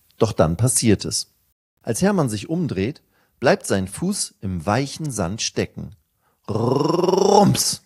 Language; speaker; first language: German; native; German